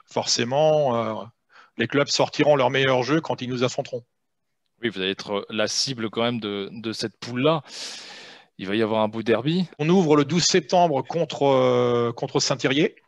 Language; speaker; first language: French; native; French